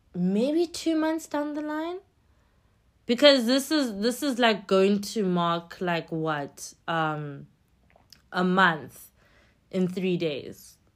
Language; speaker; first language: English; non-native, local second language; Xhosa